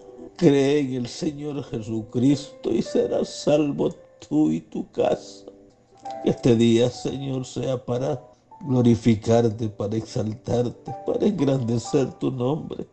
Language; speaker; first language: Spanish; native; Spanish